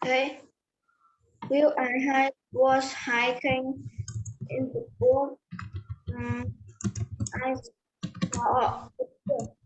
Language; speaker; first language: English; non-native, learner; Vietnamese